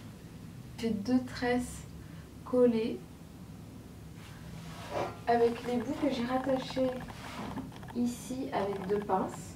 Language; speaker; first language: French; native; French